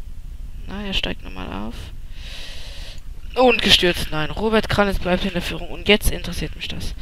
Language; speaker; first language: German; native; German